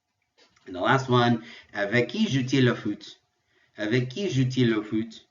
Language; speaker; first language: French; non-native, fluent; English